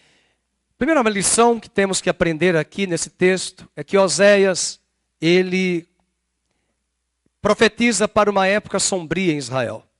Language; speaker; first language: Portuguese; native; Portuguese